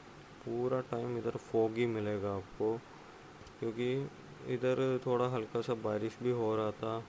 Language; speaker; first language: Hindi; non-native, local second language; Malayalam